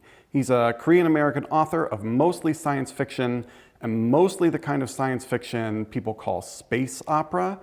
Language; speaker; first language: English; native; English